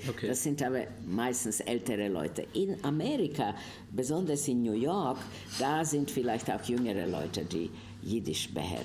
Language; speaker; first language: German; non-native, fluent; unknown